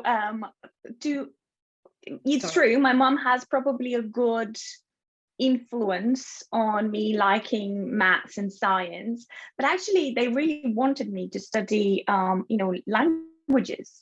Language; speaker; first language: English; non-native, fluent; Bulgarian